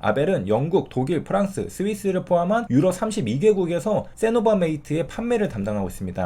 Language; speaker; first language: Korean; native; Korean